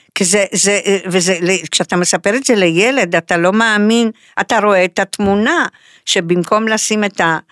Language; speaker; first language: Hebrew; non-native, fluent; Spanish